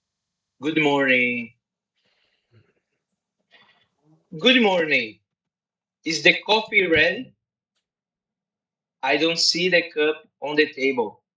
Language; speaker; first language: English; non-native, learner; Portuguese